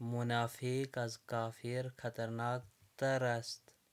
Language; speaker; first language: Persian; non-native, fluent; Urdu